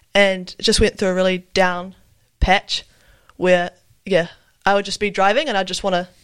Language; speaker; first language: English; native; English